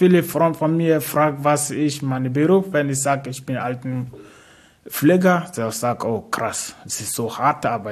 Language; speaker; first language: German; non-native, learner; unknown